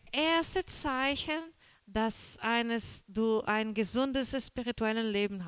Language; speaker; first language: German; non-native, learner; Portuguese